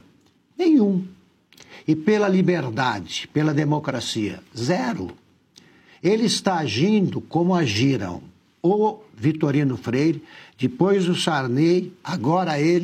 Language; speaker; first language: Portuguese; native; Portuguese